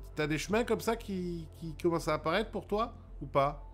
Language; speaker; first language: French; native; French